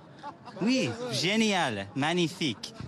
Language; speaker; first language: French; non-native, learner; English